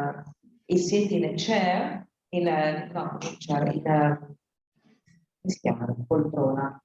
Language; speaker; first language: English; non-native, learner; Italian